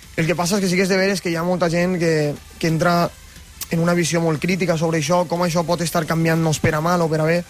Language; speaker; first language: Catalan; native; Catalan